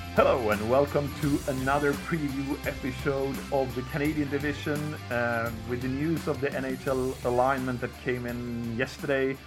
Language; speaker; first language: English; non-native, fluent; Swedish